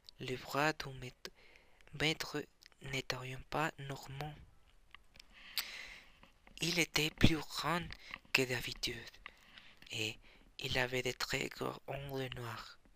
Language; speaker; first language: French; non-native, learner; Spanish